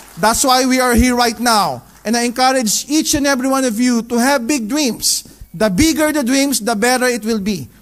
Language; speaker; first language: English; non-native, local second language; Filipino